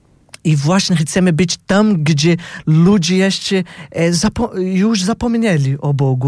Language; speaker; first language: Polish; non-native, fluent; Portuguese